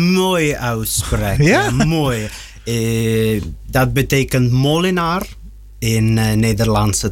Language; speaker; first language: Dutch; non-native, learner; Russian